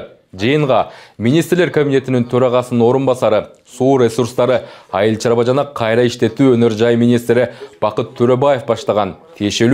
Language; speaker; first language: Kyrgyz; native; Kyrgyz